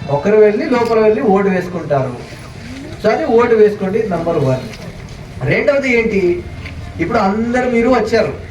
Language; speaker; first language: Telugu; non-native, local second language; Marathi